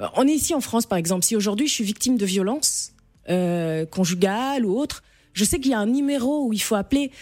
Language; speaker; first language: French; non-native, local second language; Arabic